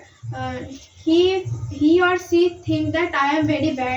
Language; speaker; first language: English; non-native, learner; Bangla